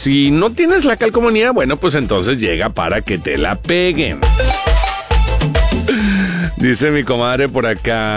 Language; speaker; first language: Spanish; native; Spanish